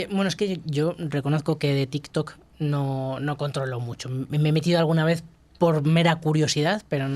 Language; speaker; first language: Spanish; native; Spanish